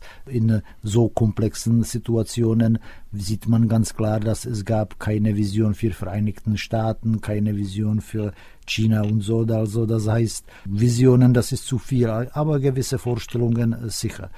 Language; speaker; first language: German; non-native, fluent; Czech